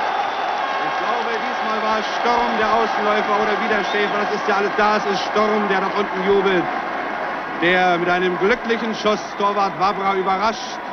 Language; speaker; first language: German; native; German